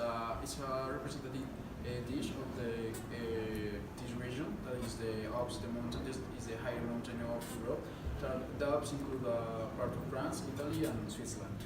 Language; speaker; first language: English; non-native, learner; Spanish